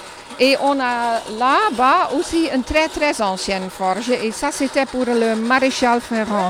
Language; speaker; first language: French; non-native, fluent; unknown